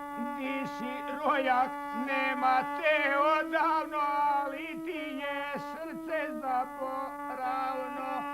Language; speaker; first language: Bosnian; native; Bosnian